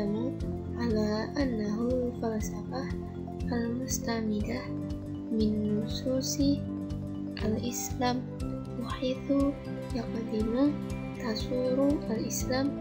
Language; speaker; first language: Arabic; non-native, learner; Indonesian